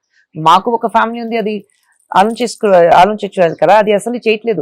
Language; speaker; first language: Telugu; non-native, fluent; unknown